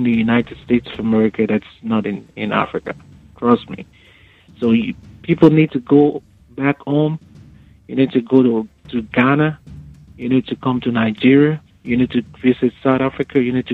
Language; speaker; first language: English; non-native, local second language; Yoruba